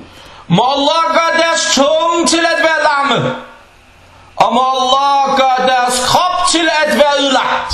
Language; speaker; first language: Danish; non-native, fluent; Arabic